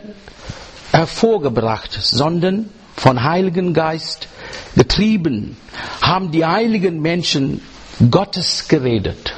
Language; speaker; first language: German; non-native, learner; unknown